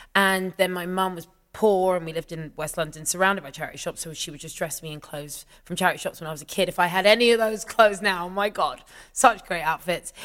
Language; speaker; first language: English; native; English